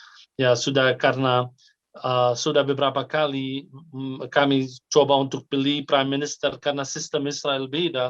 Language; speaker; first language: Indonesian; non-native, fluent; Arabic